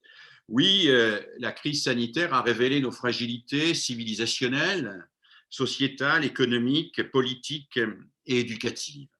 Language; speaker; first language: French; native; French